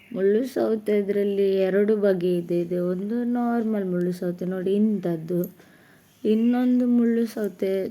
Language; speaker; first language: Kannada; non-native, local second language; Tulu